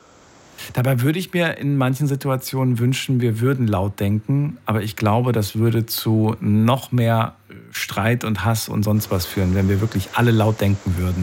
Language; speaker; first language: German; native; German